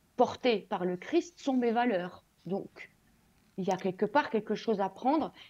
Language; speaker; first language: French; native; French